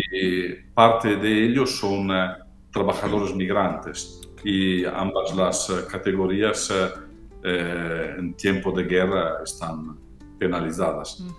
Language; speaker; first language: Spanish; non-native, fluent; Italian